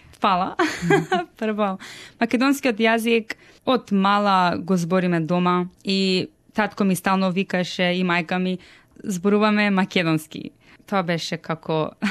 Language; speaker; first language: Macedonian; early bilingual, heritage; Macedonian